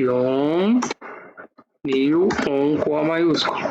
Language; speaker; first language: Portuguese; native; Portuguese